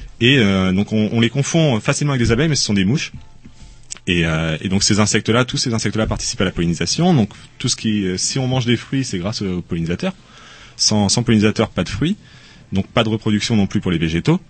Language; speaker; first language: French; native; French